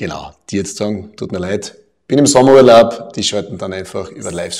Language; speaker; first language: German; native; German